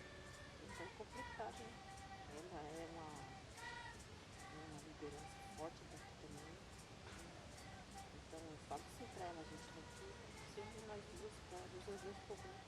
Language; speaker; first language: Portuguese; non-native, local second language; Guarani